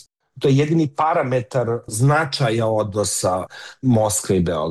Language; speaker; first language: Serbian; native; Serbian